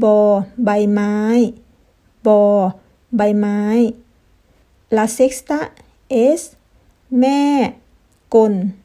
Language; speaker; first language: Spanish; non-native, fluent; Thai